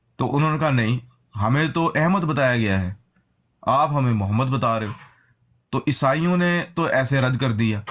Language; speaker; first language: Urdu; native; Urdu